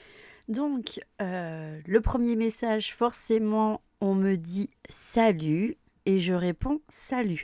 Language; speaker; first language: French; native; French